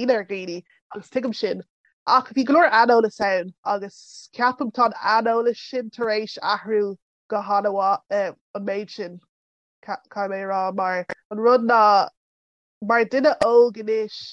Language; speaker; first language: Irish; early bilingual, other home language; English